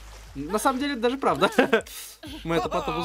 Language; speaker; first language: Russian; native; Russian